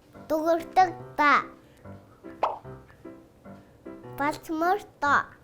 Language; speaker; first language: Mongolian; early bilingual, heritage; Mongolian